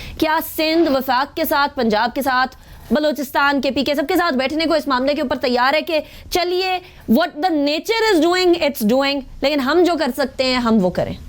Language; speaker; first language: Urdu; native; Urdu